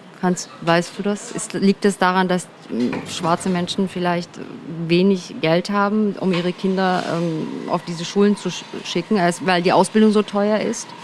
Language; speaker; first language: German; early bilingual, other home language; Turkish